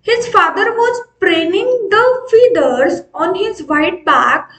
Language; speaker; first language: English; non-native, local second language; Marathi